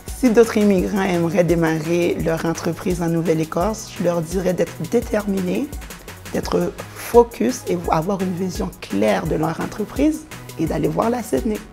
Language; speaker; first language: French; non-native, local second language; Haitian Creole